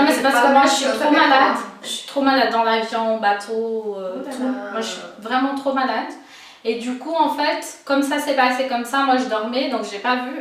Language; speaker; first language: French; non-native, fluent; Portuguese